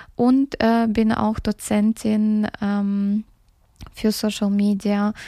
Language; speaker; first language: German; early bilingual, other home language; Russian